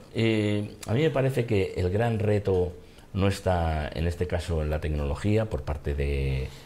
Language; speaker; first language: Spanish; non-native, local second language; Catalan